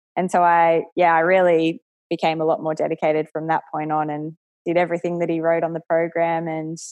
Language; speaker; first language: English; native; English